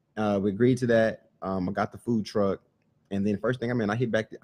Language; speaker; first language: English; native; English